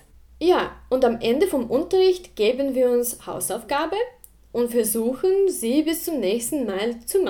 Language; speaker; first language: German; non-native, fluent; Russian